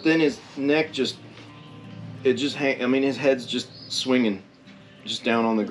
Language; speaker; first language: English; native; English